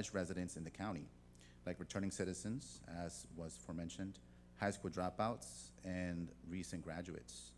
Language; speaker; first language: English; native; English